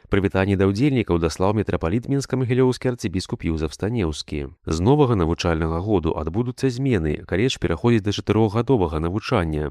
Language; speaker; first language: Belarusian; native; Belarusian